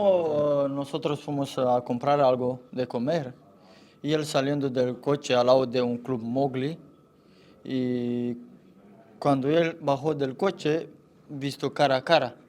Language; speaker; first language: Spanish; non-native, learner; Romanian